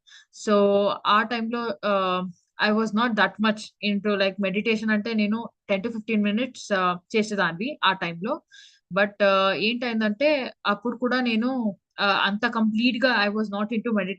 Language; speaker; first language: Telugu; early bilingual, heritage; Telugu